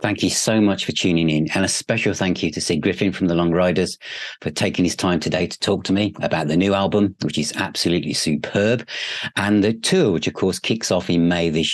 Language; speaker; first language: English; native; English